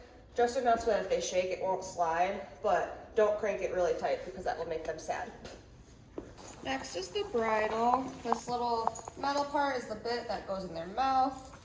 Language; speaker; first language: English; native; English